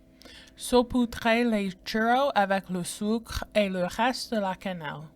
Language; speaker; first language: French; non-native, fluent; English